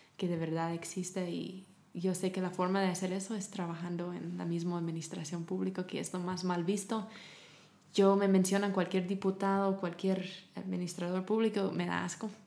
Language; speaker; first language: Spanish; non-native, fluent; English